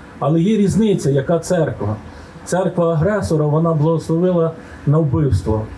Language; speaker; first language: Ukrainian; native; Ukrainian